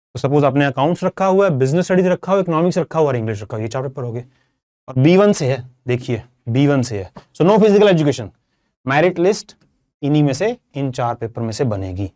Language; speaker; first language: Hindi; non-native, local second language; Punjabi